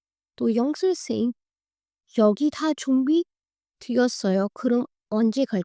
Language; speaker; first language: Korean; non-native, fluent; Hindi